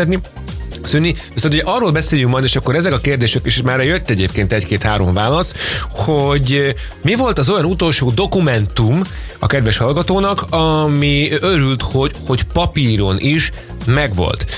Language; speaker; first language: Hungarian; native; Hungarian